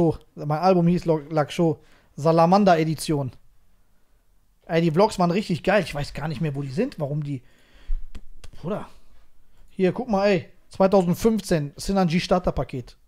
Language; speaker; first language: German; native; German